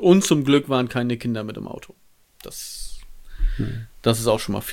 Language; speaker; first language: German; native; German